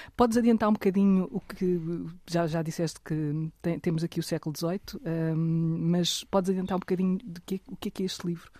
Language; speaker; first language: Portuguese; native; Portuguese